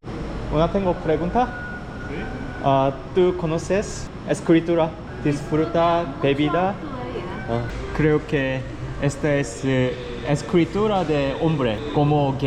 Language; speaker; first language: Spanish; non-native, learner; Korean